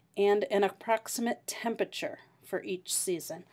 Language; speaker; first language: English; native; English